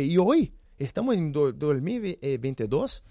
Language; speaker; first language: Spanish; non-native, learner; Portuguese